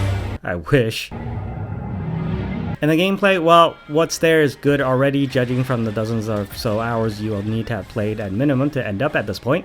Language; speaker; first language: English; native; English